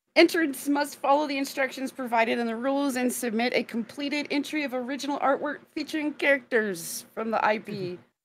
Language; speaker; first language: English; native; English